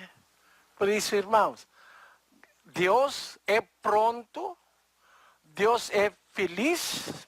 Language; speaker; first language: Portuguese; non-native, learner; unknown